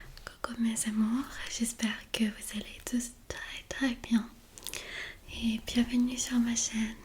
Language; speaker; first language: French; non-native, fluent; Armenian